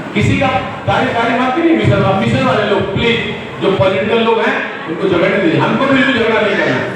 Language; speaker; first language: Hindi; native; Hindi